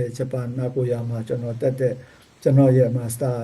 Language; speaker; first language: Burmese; non-native, local second language; Kachin